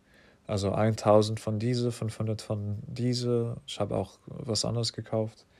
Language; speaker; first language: German; non-native, fluent; English